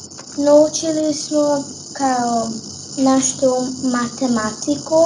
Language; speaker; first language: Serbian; early bilingual, heritage; Serbian